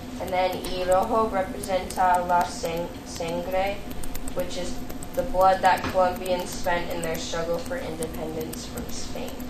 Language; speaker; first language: English; native; English